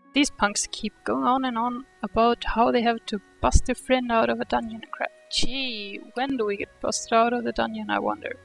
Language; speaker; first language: English; non-native, fluent; Swedish